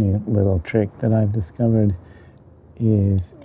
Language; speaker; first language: English; native; English